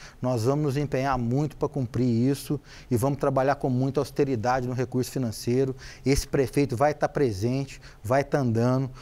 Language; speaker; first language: Portuguese; native; Portuguese